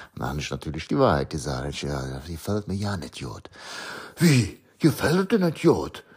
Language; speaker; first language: German; native; German